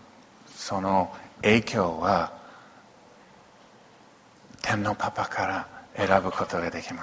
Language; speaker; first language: Japanese; non-native, local second language; English